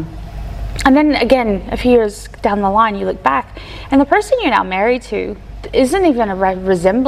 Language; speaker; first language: English; native; English